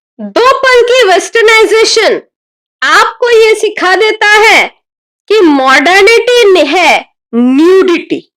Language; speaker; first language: Hindi; non-native, local second language; Bangla